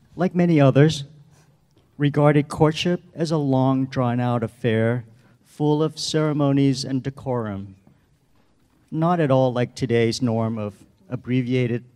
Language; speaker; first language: English; native; English